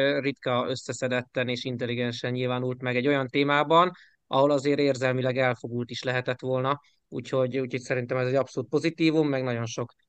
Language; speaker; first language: Hungarian; native; Hungarian